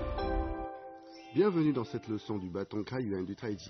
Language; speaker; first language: French; non-native, fluent; Chinese